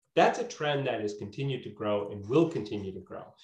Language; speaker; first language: English; native; English